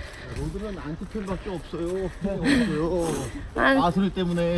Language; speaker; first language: Korean; native; Korean